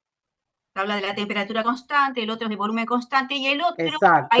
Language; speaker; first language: Spanish; native; Spanish